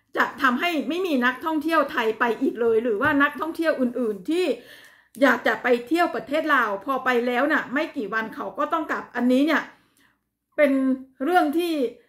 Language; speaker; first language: Thai; native; Thai